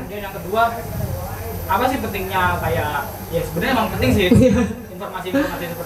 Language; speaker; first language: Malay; non-native, local second language; Javanese